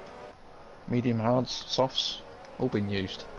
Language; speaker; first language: English; native; English